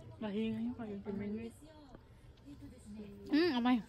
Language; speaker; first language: Japanese; non-native, learner; Hiligaynon